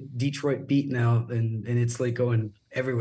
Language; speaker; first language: English; non-native, fluent; Portuguese